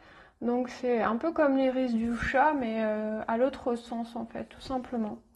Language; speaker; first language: French; native; French